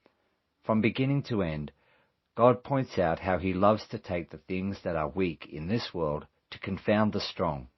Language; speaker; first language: English; native; English